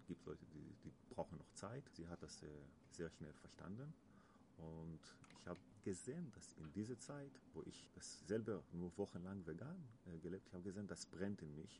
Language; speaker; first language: German; non-native, learner; Hebrew